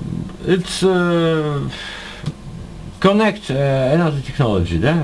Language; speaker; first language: English; non-native, learner; Russian